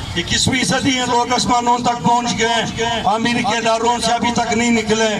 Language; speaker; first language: Urdu; non-native, local second language; Pashto